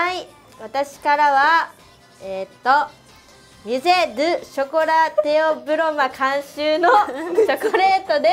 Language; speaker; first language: Japanese; native; Japanese